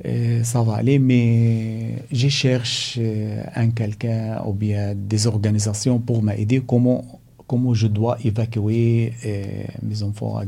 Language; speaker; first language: French; non-native, fluent; Arabic